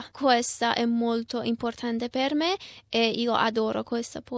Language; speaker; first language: Italian; non-native, learner; Persian